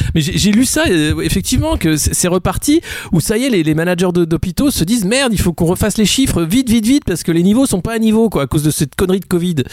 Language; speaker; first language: French; native; French